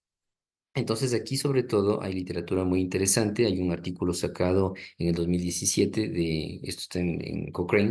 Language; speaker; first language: Spanish; native; Spanish